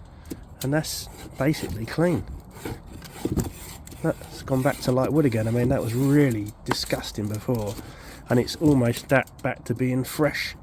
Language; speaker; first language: English; native; English